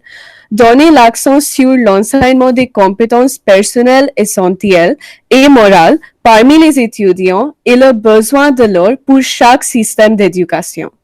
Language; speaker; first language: French; non-native, learner; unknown